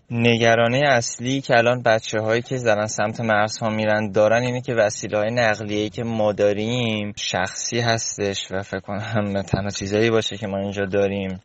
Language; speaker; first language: Persian; native; Persian